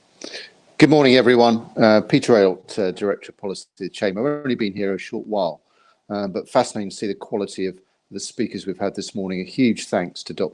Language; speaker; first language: English; native; English